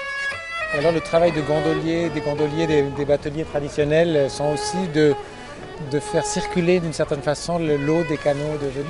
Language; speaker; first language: French; native; French